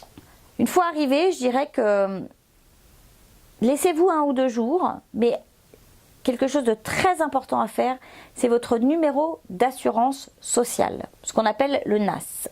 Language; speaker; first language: French; native; French